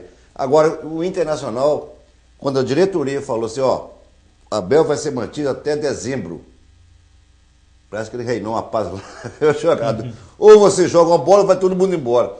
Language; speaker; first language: Portuguese; native; Portuguese